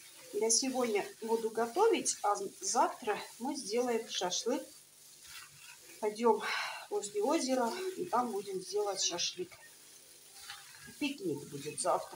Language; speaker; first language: Russian; non-native, learner; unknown